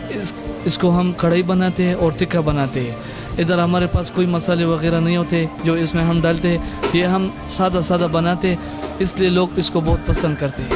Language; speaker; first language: Hindi; non-native, local second language; Pashto